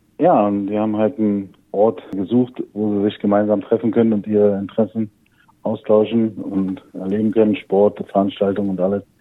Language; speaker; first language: German; native; German